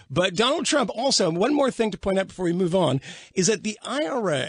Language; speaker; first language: English; native; English